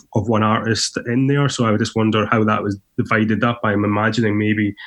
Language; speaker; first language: English; native; English